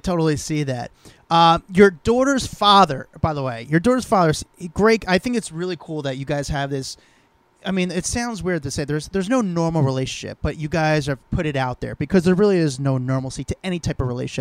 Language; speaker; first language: English; native; English